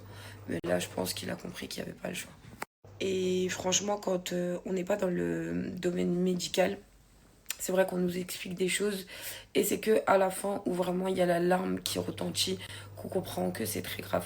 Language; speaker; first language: French; native; French